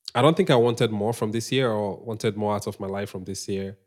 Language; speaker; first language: English; non-native, local second language; Igbo